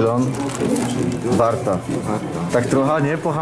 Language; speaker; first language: Polish; native; Polish